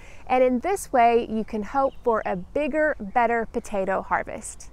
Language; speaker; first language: English; native; English